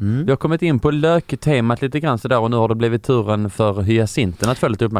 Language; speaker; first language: Swedish; native; Swedish